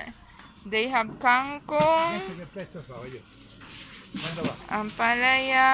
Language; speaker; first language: English; non-native, learner; Filipino